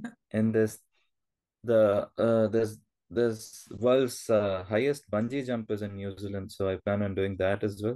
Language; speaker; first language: English; non-native, local second language; Telugu